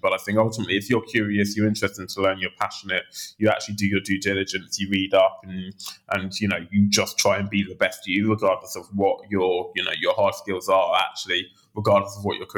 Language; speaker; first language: English; native; English